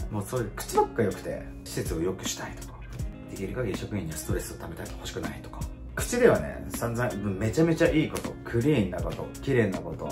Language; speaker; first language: Japanese; native; Japanese